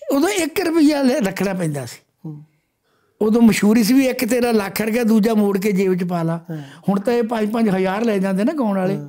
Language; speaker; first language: Punjabi; native; Punjabi